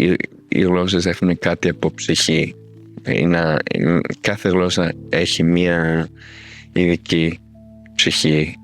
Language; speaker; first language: Greek; non-native, fluent; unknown